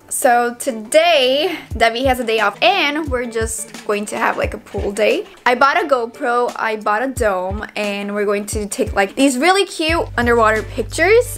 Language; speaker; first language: English; early bilingual, other home language; Portuguese